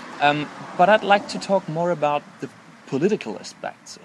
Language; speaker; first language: English; non-native, fluent; German